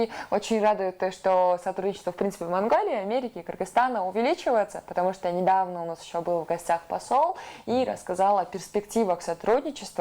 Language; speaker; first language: Russian; native; Russian